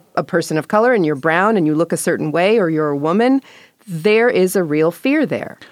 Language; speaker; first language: English; native; English